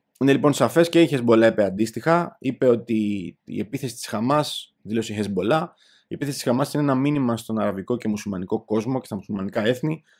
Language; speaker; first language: Greek; native; Greek